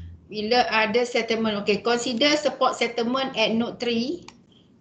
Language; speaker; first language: English; non-native, local second language; Malay